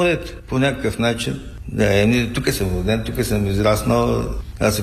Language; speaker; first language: Bulgarian; native; Bulgarian